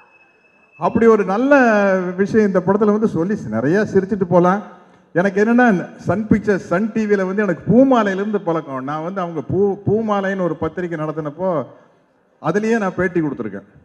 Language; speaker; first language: Tamil; native; Tamil